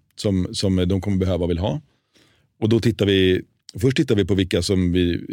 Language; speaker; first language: Swedish; native; Swedish